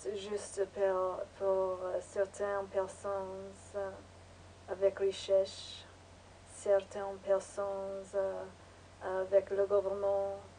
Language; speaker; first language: French; non-native, learner; English